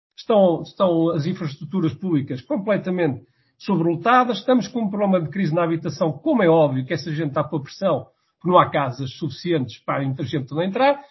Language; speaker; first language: Portuguese; native; Portuguese